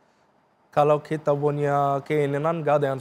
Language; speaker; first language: Indonesian; non-native, fluent; Arabic